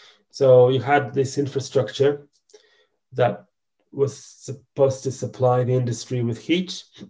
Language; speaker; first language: English; non-native, fluent; Macedonian